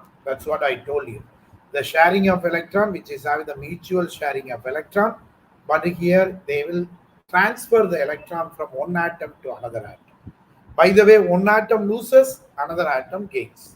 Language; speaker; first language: English; non-native, local second language; Tamil